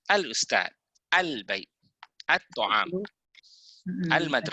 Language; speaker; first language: Arabic; non-native, fluent; Malay